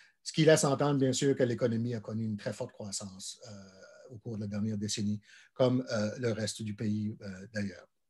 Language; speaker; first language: French; native; French